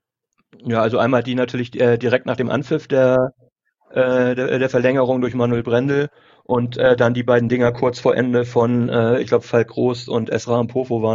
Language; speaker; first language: German; native; German